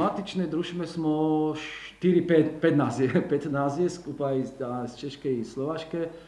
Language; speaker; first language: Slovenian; non-native, learner; Slovak